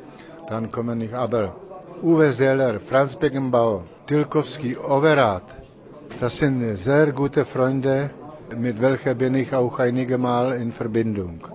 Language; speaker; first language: German; non-native, learner; Czech